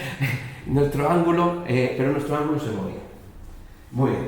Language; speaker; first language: Spanish; native; Spanish